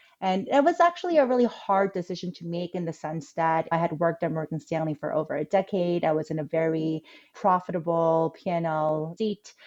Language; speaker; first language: English; early bilingual, other home language; Korean